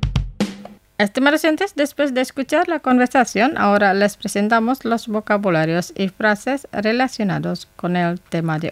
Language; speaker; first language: Spanish; non-native, fluent; Indonesian